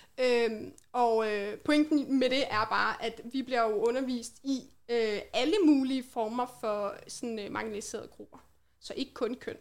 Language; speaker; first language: Danish; native; Danish